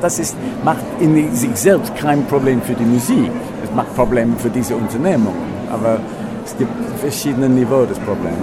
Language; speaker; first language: German; non-native, fluent; English